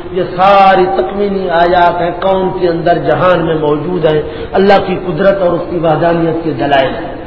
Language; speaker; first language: Urdu; non-native, local second language; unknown